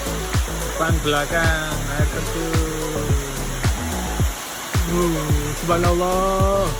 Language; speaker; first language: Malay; non-native, local second language; Javanese